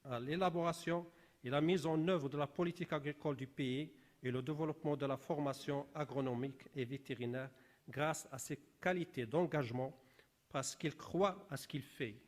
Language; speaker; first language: French; non-native, local second language; Arabic